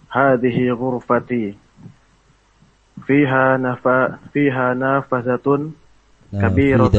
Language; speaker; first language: Arabic; non-native, learner; Indonesian